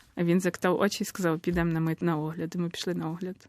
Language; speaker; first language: Ukrainian; native; Ukrainian